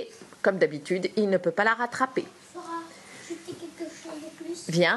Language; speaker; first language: French; native; French